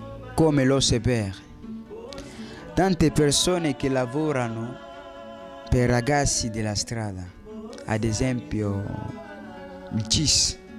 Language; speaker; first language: Italian; non-native, learner; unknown